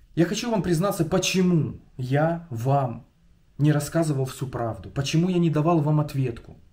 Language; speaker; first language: Russian; non-native, local second language; Ukrainian